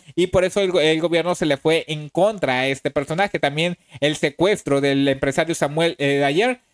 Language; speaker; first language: Spanish; native; Spanish